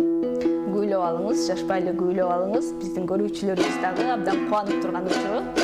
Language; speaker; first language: Kyrgyz; native; Kyrgyz